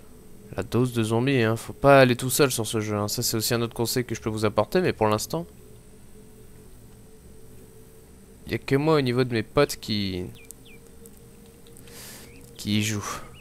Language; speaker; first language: French; native; French